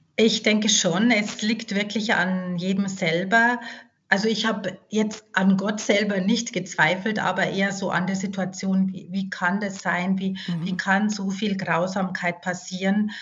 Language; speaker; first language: German; native; German